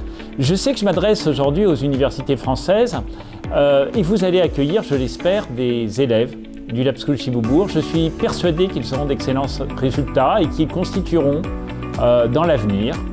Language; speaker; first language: French; native; French